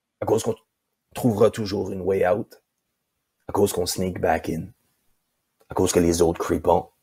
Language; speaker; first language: French; native; French